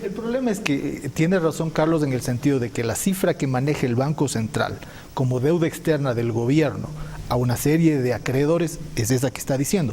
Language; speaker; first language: Spanish; native; Spanish